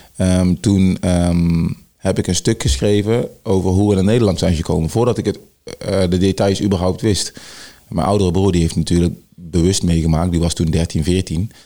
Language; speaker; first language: Dutch; early bilingual, other home language; Sranan Tongo